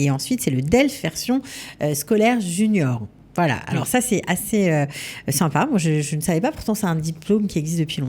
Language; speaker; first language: French; native; French